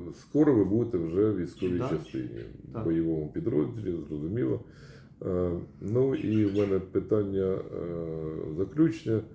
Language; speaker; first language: Ukrainian; native; Ukrainian